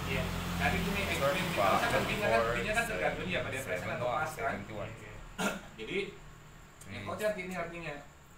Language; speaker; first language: Indonesian; native; Indonesian